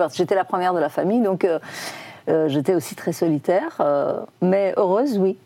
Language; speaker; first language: French; non-native, fluent; Persian